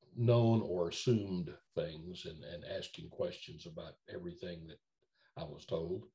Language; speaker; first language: English; native; English